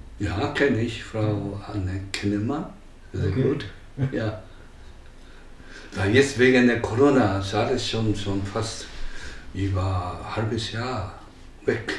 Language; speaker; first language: German; non-native, fluent; Japanese